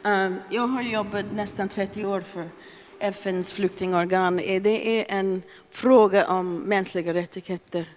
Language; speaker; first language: Swedish; non-native, fluent; English